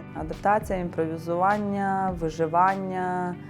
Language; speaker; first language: Ukrainian; native; Ukrainian